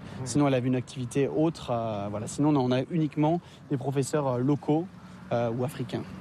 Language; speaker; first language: French; native; French